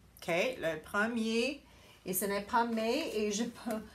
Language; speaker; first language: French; non-native, learner; English